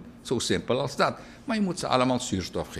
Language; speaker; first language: Dutch; native; Dutch